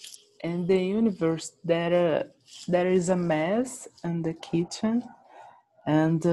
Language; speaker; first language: English; non-native, learner; Portuguese